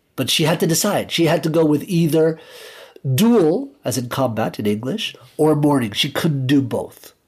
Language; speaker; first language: English; early bilingual, other home language; Spanish